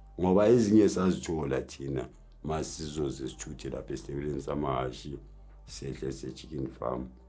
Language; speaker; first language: Zulu; native; Zulu